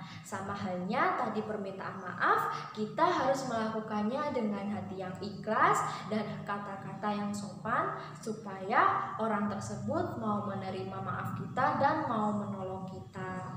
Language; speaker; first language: Indonesian; native; Indonesian